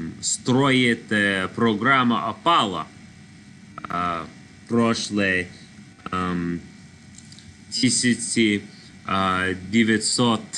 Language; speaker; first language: Russian; non-native, learner; English